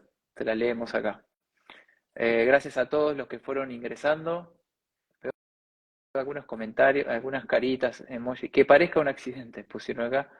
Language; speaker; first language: Spanish; native; Spanish